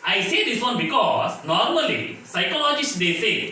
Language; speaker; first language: English; non-native, local second language; Kannada